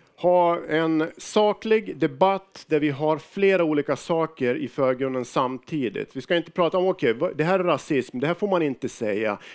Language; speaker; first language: Swedish; native; Swedish